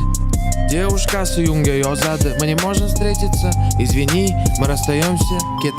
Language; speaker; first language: Russian; non-native, local second language; Uzbek